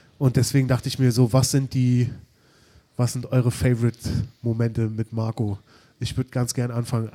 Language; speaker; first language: German; native; German